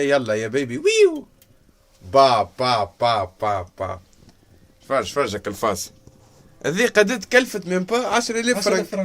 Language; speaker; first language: Arabic; native; Arabic